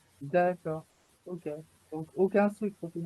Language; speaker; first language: French; native; French